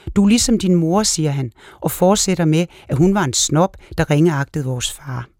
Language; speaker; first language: Danish; native; Danish